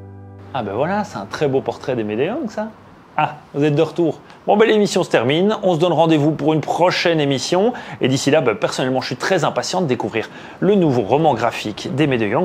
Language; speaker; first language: French; native; French